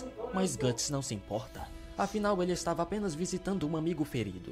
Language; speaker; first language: Portuguese; native; Portuguese